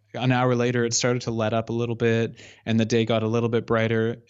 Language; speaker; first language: English; native; English